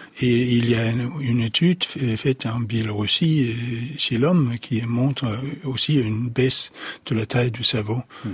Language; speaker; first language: French; non-native, fluent; Danish